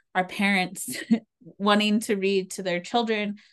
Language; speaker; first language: English; native; English